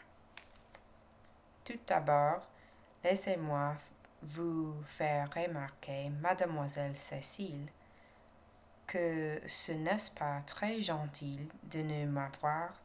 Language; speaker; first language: French; non-native, learner; English